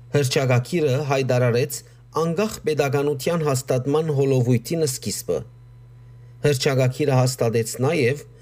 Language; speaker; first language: Armenian; native; Armenian